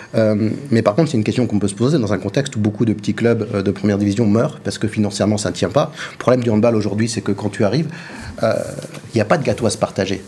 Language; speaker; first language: French; native; French